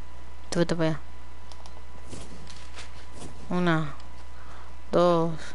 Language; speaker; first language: Spanish; early bilingual, heritage; Spanish